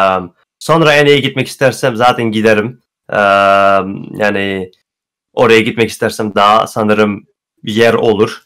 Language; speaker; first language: Turkish; early bilingual, heritage; Turkish